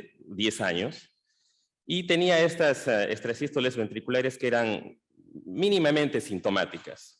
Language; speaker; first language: Spanish; native; Spanish